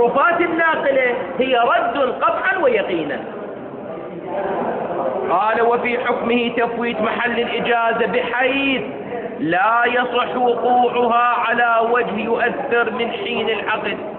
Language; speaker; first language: Arabic; native; Arabic